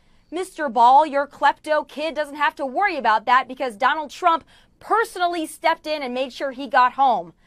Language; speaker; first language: English; native; English